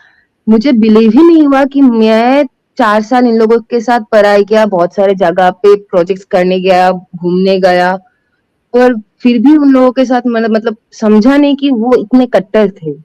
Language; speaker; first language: Hindi; non-native, local second language; Bangla